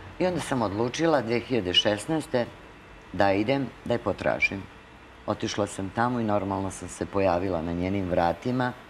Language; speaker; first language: Serbian; native; Serbian